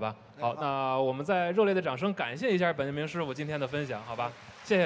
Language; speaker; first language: Chinese; native; Chinese